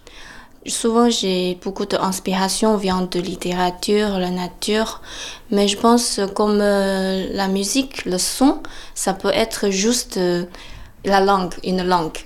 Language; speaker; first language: French; non-native, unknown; Chinese